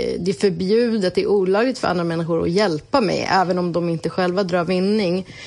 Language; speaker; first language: Swedish; native; Swedish